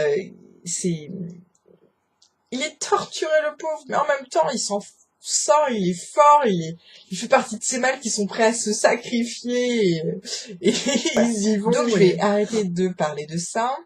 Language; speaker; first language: French; native; French